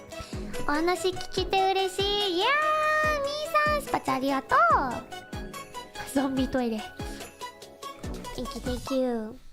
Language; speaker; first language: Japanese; non-native, learner; English